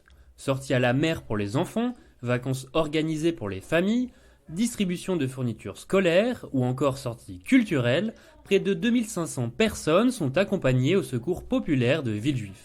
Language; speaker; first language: French; native; French